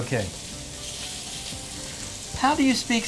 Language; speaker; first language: English; native; English